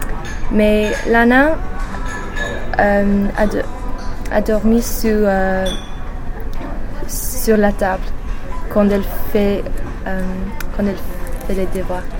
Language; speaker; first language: French; non-native, learner; English